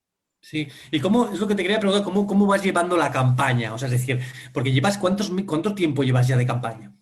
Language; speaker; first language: Spanish; native; Spanish